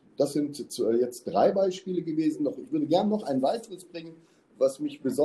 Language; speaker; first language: German; native; German